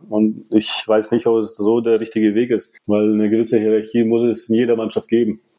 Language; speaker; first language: German; early bilingual, other home language; Russian